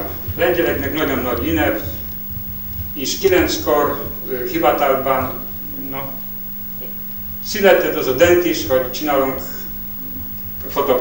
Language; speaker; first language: Hungarian; non-native, learner; Polish